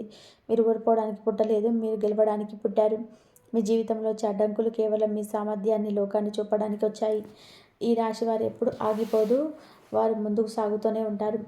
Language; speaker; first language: Telugu; native; Telugu